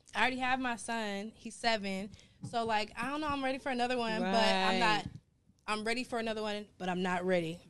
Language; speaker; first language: English; native; English